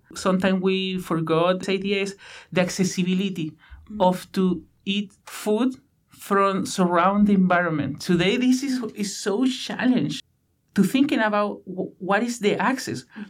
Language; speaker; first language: English; non-native, learner; Spanish